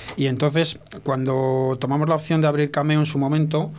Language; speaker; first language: Spanish; early bilingual, heritage; French